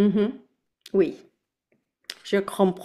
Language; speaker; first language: French; non-native, learner; Chinese